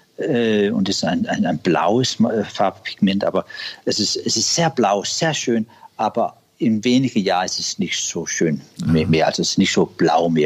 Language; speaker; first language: German; non-native, learner; Danish